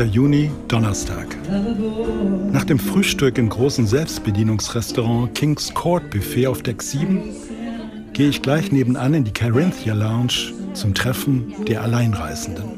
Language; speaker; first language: German; native; German